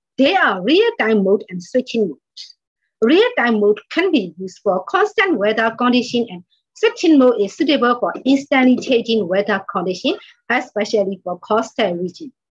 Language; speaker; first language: English; non-native, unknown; Burmese